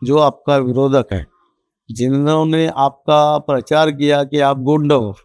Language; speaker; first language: Hindi; non-native, local second language; Marathi